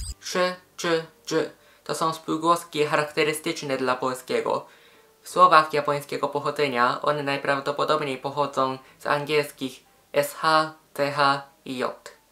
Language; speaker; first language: Polish; non-native, fluent; Japanese